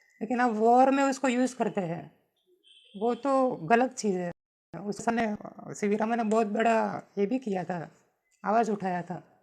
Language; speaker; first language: Hindi; non-native, local second language; Gujarati